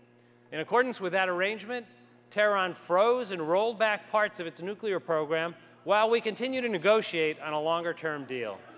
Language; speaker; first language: English; native; English